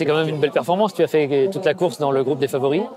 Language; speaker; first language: French; native; French